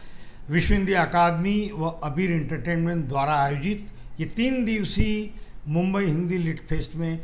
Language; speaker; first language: Hindi; native; Hindi